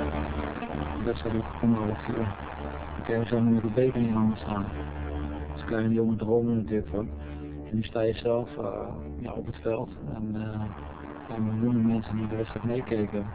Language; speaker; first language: Dutch; native; Dutch